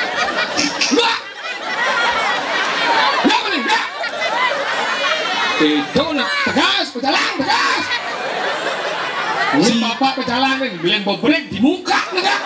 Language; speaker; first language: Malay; non-native, local second language; Balinese